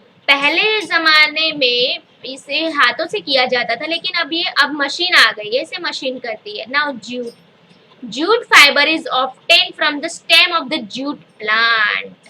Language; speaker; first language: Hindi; native; Hindi